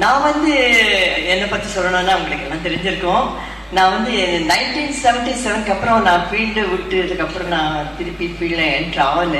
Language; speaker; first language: Tamil; non-native, local second language; Telugu